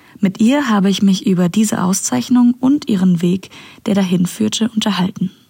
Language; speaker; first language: German; native; German